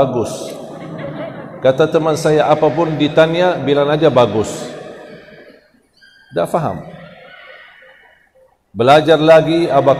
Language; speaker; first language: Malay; non-native, fluent; Arabic